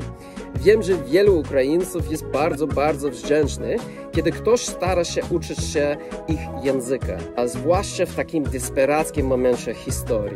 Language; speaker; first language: Polish; non-native, fluent; English